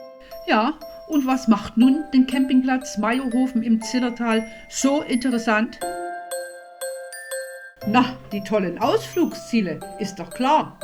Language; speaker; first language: German; native; German